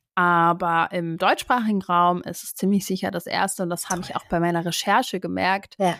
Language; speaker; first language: German; native; German